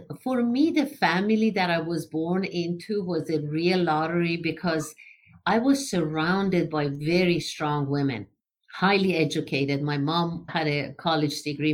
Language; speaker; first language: English; non-native, fluent; Persian